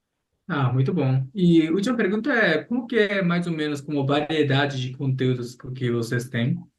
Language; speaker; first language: Portuguese; non-native, fluent; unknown